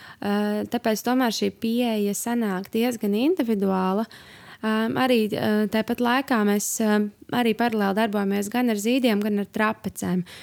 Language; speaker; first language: Latvian; native; Latvian